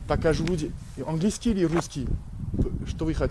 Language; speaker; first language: Russian; non-native, learner; French